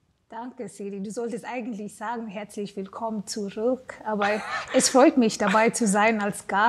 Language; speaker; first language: German; non-native, fluent; Swahili